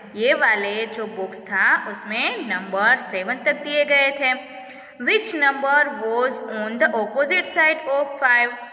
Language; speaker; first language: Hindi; non-native, local second language; Gujarati